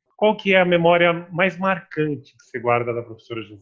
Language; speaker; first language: Portuguese; native; Portuguese